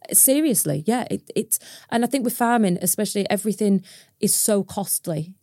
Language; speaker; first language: English; native; English